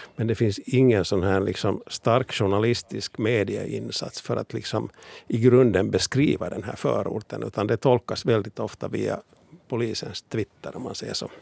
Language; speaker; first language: Swedish; native; Swedish